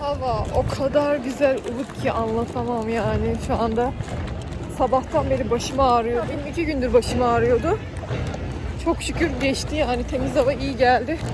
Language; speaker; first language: Turkish; early bilingual, other home language; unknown